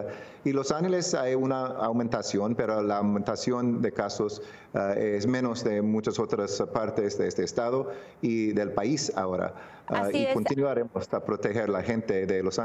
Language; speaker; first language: Spanish; non-native, local second language; English